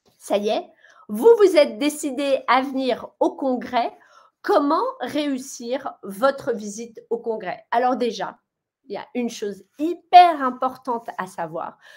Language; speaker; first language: French; native; French